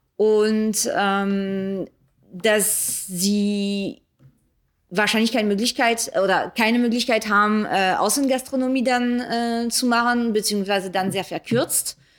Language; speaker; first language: German; early bilingual, other home language; French